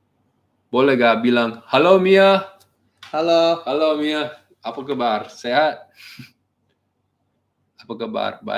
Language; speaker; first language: Indonesian; non-native, learner; English